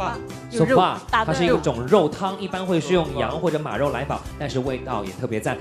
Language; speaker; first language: Chinese; native; Chinese